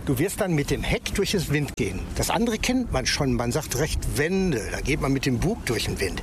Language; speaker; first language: German; native; German